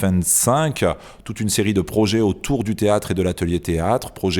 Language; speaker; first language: French; native; French